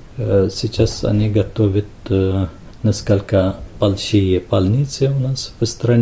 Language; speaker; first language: Russian; non-native, fluent; Arabic